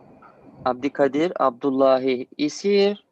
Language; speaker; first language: Turkish; native; Turkish